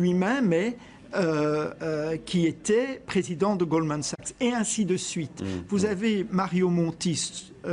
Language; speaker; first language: French; native; French